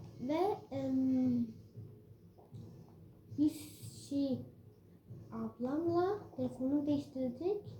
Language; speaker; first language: Turkish; early bilingual, heritage; Turkish